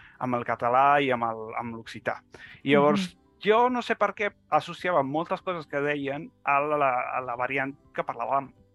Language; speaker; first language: Catalan; non-native, fluent; Italian